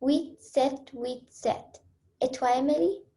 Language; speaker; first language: French; non-native, learner; English